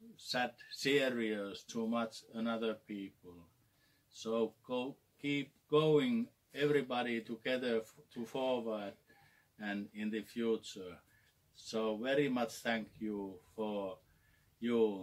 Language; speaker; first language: English; non-native, learner; Finnish